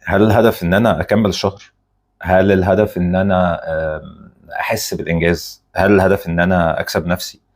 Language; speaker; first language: Arabic; native; Arabic